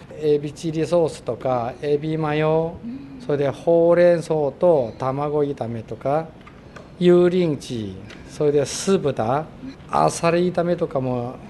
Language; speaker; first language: Japanese; non-native, fluent; Chinese